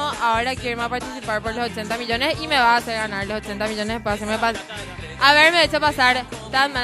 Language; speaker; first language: Spanish; native; Spanish